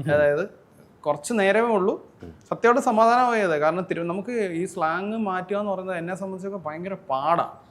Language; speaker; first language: Malayalam; native; Malayalam